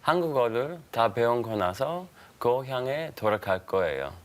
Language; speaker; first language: Korean; non-native, learner; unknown